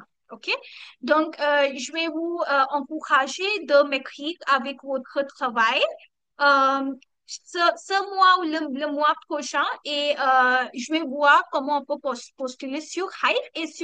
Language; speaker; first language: French; non-native, learner; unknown